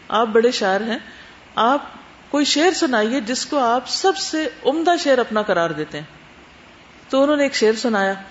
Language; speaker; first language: Urdu; native; Urdu